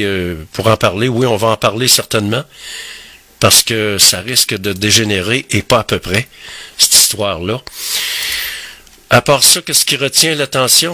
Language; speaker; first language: French; native; French